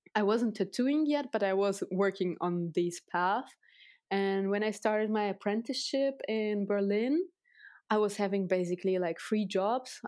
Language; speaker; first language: English; non-native, fluent; Russian